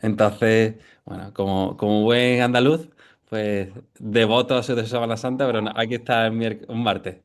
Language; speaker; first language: Spanish; native; Spanish